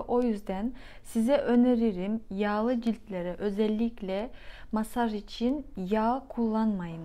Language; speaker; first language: Turkish; non-native, fluent; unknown